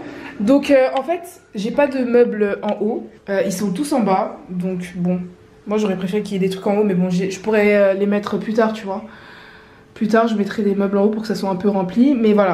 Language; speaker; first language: French; native; French